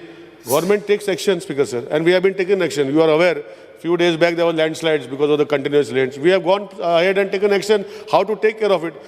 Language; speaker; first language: English; non-native, local second language; Konkani